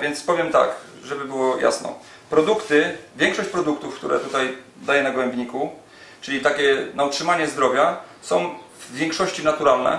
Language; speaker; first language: Polish; native; Polish